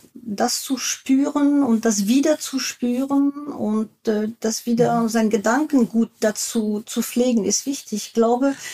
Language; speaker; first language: German; non-native, fluent; French